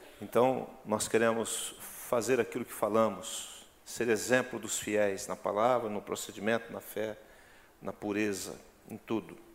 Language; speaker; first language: Portuguese; native; Portuguese